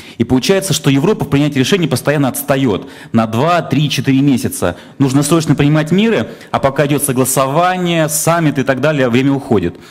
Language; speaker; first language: Russian; native; Russian